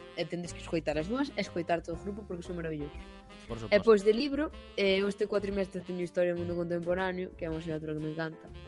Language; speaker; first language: Galician; non-native, local second language; Spanish